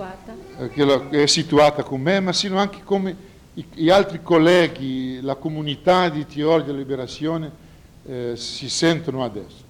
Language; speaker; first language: Italian; non-native, fluent; Portuguese